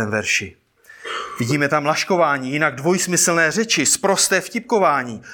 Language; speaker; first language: Czech; native; Czech